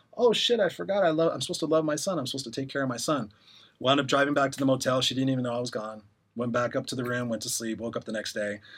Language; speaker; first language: English; native; English